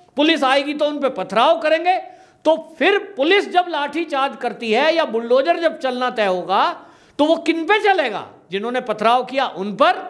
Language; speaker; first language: Hindi; native; Hindi